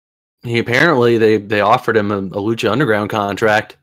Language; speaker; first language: English; native; English